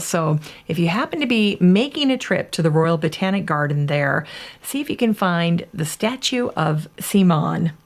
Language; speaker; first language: English; native; English